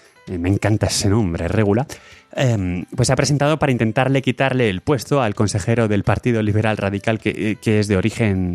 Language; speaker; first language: Spanish; native; Spanish